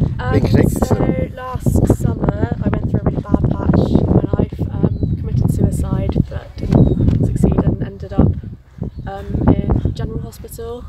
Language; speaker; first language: English; native; English